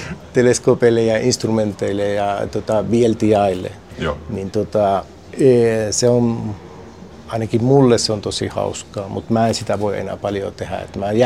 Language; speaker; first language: Finnish; native; Finnish